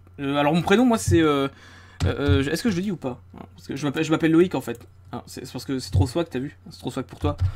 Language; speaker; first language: French; native; French